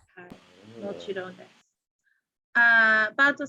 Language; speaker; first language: Japanese; non-native, fluent; English